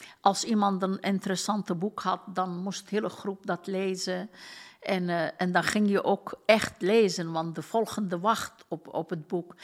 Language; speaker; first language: Dutch; non-native, fluent; Turkish